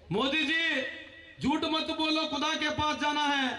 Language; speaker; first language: Hindi; non-native, local second language; Kannada